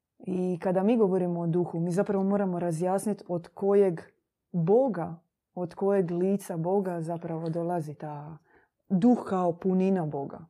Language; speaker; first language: Croatian; native; Croatian